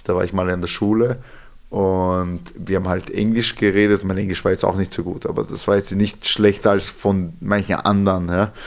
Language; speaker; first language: German; early bilingual, other home language; Serbian